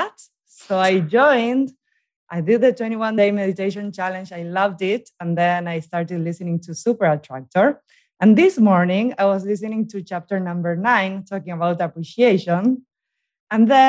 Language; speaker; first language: English; non-native, fluent; Spanish